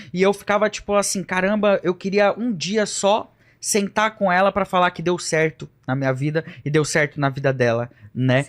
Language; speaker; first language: Portuguese; early bilingual, other home language; Japanese